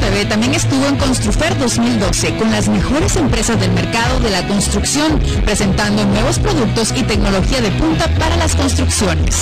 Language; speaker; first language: Spanish; native; Spanish